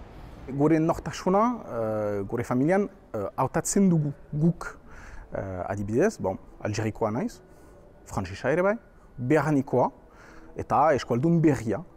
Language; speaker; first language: Basque; non-native, local second language; French